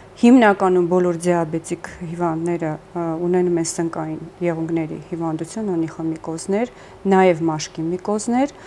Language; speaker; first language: Armenian; early bilingual, heritage; Armenian